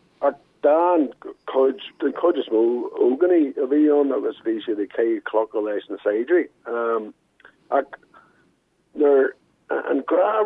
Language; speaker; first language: Irish; non-native, local second language; English